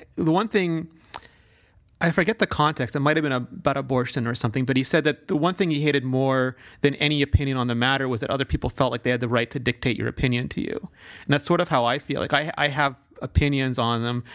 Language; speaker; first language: English; native; English